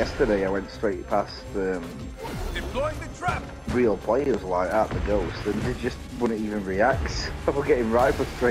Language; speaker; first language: English; native; English